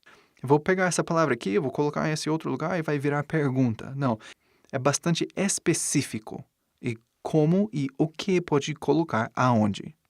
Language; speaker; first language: Portuguese; non-native, fluent; English